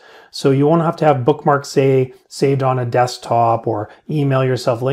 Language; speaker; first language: English; native; English